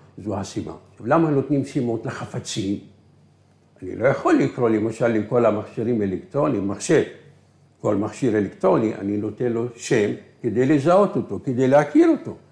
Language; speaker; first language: Hebrew; non-native, local second language; Arabic